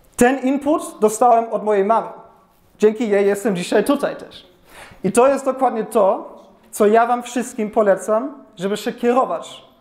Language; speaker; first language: Polish; non-native, fluent; German